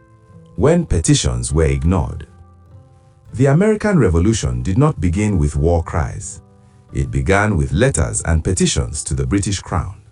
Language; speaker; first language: English; non-native, local second language; Igbo